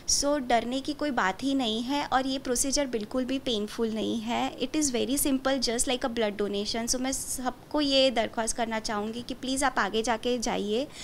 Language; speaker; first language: Hindi; non-native, local second language; Gujarati